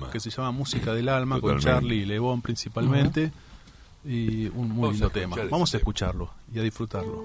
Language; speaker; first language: Spanish; native; Spanish